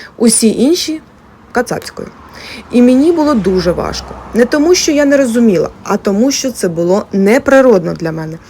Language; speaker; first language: Ukrainian; native; Ukrainian